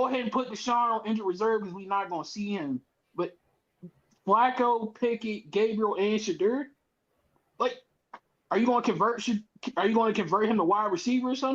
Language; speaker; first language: English; native; English